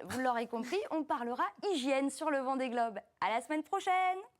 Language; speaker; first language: French; native; French